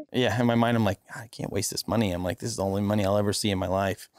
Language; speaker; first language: English; native; English